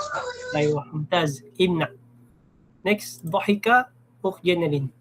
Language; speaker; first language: Arabic; non-native, fluent; Filipino